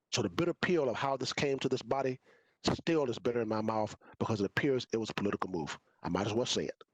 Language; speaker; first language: English; native; English